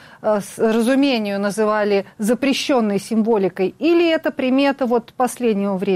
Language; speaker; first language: Russian; native; Russian